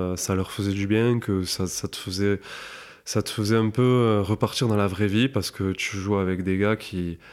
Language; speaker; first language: French; native; French